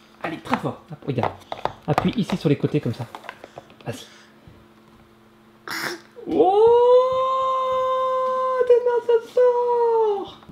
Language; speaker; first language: French; native; French